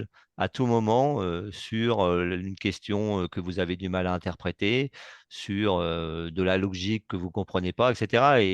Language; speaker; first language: French; native; French